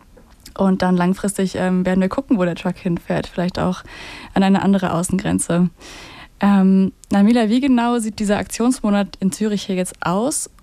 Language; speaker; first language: German; native; German